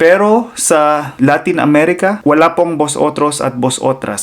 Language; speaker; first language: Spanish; non-native, fluent; Filipino